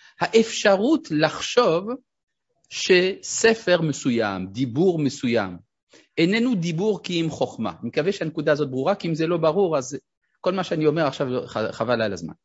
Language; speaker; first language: Hebrew; non-native, fluent; French